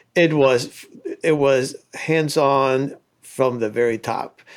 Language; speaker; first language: English; early bilingual, other home language; Spanish